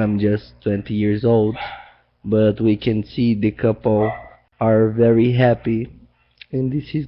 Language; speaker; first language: English; non-native, learner; Portuguese